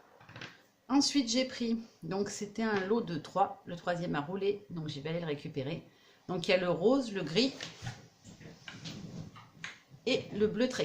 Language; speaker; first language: French; native; French